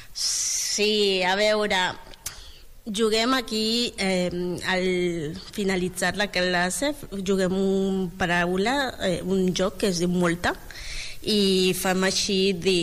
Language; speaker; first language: Catalan; non-native, local second language; Spanish